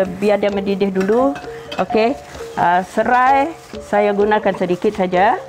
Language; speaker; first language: Malay; non-native, local second language; Iban